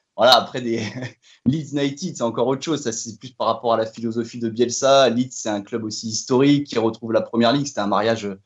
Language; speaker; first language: French; native; French